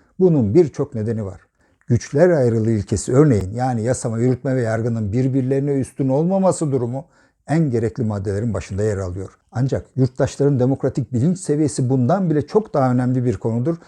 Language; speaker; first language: Turkish; native; Turkish